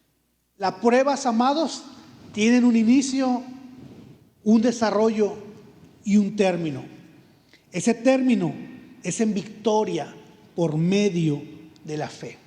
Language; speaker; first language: Spanish; native; Spanish